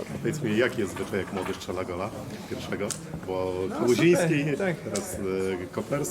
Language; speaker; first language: Polish; native; Polish